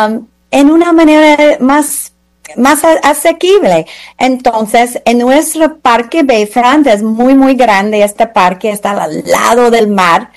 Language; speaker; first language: Spanish; non-native, fluent; English